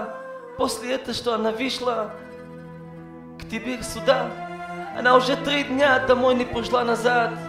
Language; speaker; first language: Russian; non-native, learner; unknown